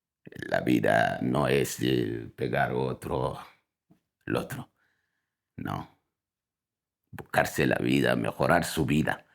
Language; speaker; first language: Spanish; non-native, fluent; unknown